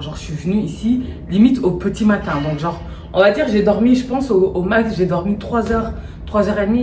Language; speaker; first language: French; native; French